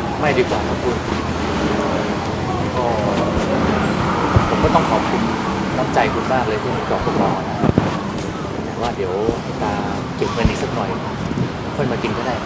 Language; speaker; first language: Thai; native; Thai